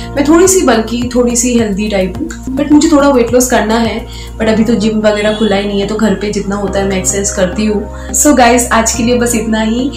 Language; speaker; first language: Hindi; non-native, local second language; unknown